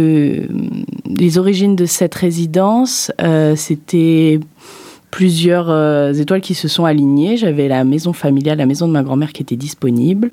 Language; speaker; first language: French; native; French